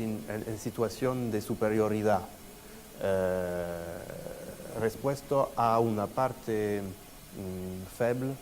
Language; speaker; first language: Spanish; non-native, fluent; French